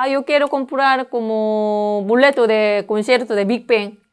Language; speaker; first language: Spanish; non-native, learner; Korean